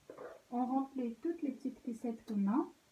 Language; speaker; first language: French; non-native, local second language; Arabic